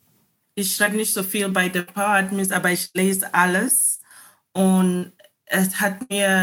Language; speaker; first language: German; non-native, learner; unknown